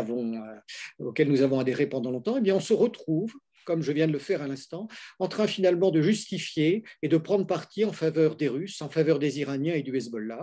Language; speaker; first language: French; native; French